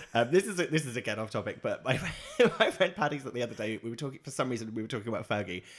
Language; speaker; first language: English; native; English